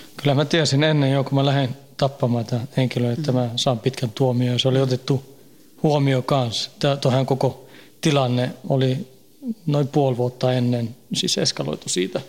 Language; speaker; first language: Finnish; early bilingual, heritage; Finnish